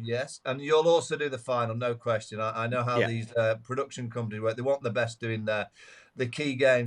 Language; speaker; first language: English; native; English